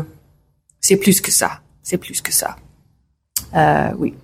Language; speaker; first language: French; non-native, learner; English